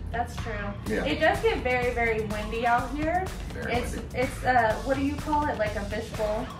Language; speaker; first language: English; native; English